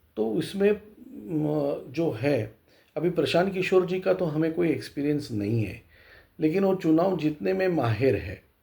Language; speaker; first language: Hindi; non-native, local second language; Marathi